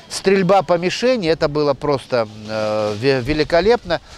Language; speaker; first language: Russian; native; Russian